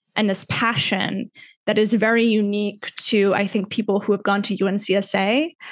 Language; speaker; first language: English; native; English